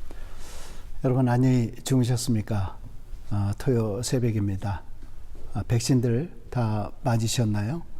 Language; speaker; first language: Korean; native; Korean